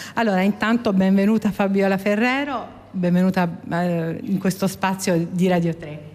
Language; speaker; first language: Italian; native; Italian